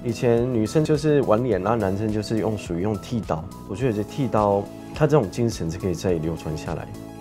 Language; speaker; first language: Chinese; native; Chinese